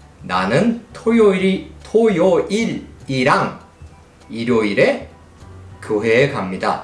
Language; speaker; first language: Korean; early bilingual, heritage; Portuguese